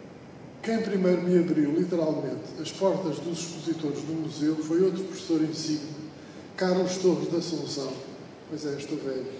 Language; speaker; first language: Portuguese; native; Portuguese